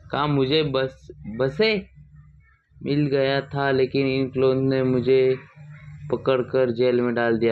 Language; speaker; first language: Hindi; non-native, local second language; Marathi